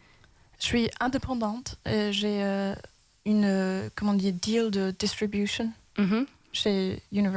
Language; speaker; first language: French; early bilingual, heritage; Danish